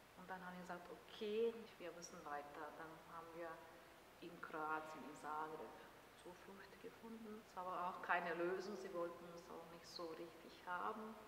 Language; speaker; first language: German; non-native, fluent; Bosnian